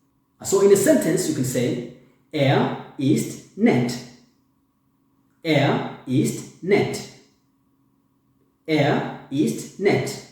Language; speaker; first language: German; non-native, fluent; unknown